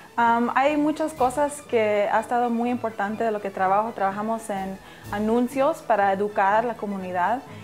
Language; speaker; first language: Spanish; early bilingual, heritage; English